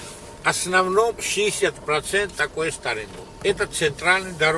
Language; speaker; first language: Russian; non-native, fluent; Georgian